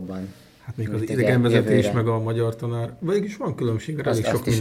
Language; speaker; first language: Hungarian; native; Hungarian